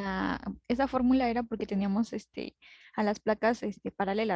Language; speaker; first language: Spanish; native; Spanish